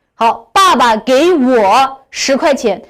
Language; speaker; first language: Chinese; non-native, local second language; Uyghur